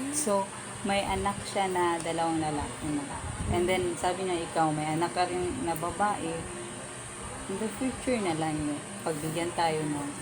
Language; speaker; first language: Filipino; native; Filipino